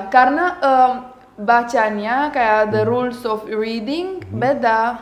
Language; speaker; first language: Indonesian; non-native, fluent; Romanian